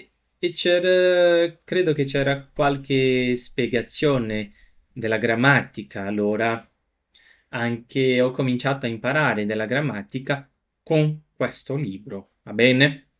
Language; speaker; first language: Italian; non-native, fluent; Portuguese